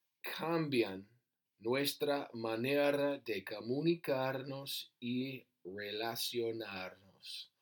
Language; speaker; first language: Spanish; non-native, learner; English